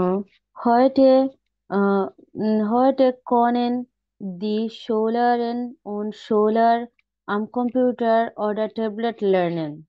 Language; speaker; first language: German; non-native, learner; Bangla